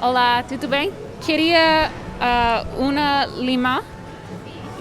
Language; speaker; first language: Portuguese; non-native, learner; English